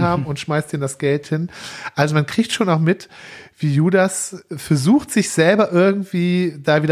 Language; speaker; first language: German; native; German